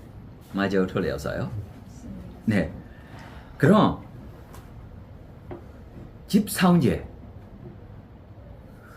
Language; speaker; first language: Korean; non-native, fluent; Burmese